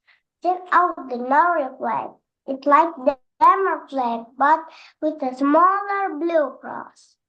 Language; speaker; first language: English; non-native, learner; Indonesian